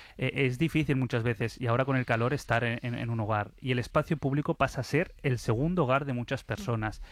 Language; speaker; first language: Spanish; early bilingual, other home language; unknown